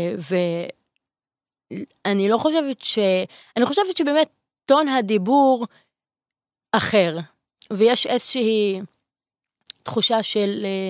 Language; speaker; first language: Hebrew; non-native, local second language; Arabic